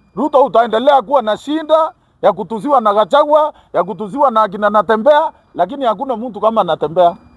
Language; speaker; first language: Swahili; non-native, local second language; Kikuyu